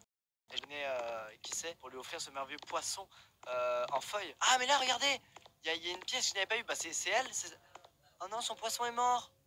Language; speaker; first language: French; native; French